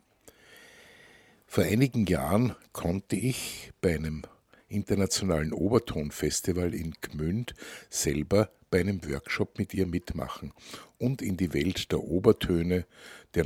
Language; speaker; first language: German; native; German